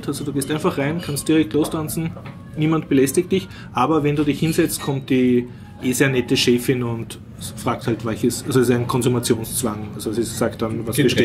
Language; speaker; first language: German; native; German